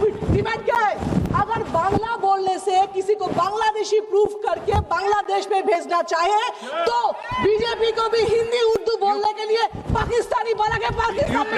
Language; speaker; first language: Hindi; non-native, local second language; Bangla